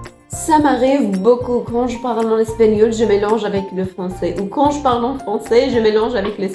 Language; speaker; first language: French; non-native, learner; Persian